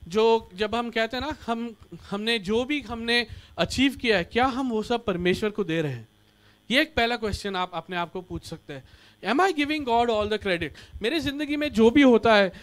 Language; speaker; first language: Hindi; non-native, local second language; Marathi